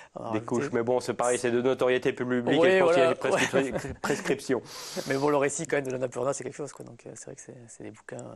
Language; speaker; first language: French; native; French